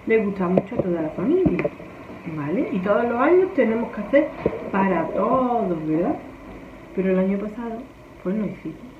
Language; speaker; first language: Spanish; native; Spanish